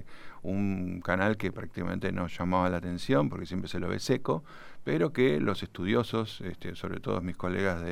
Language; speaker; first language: Spanish; native; Spanish